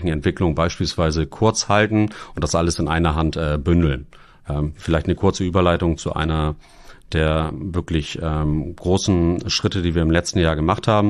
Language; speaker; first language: German; native; German